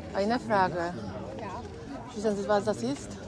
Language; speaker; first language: German; non-native, learner; Polish